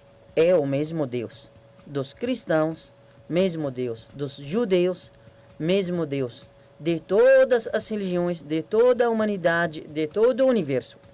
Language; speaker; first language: Portuguese; non-native, learner; Arabic